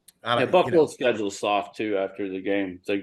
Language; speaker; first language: English; native; English